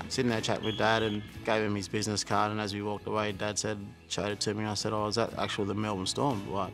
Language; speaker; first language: English; native; English